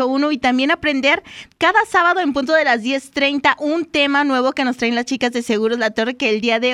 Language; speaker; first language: Spanish; native; Spanish